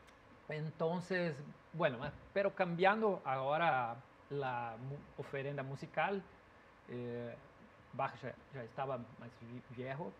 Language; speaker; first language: Spanish; non-native, learner; Portuguese